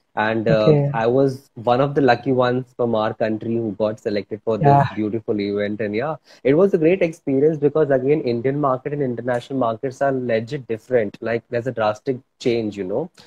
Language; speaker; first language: English; non-native, local second language; Hindi